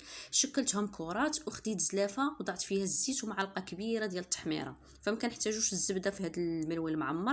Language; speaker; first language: Arabic; native; Arabic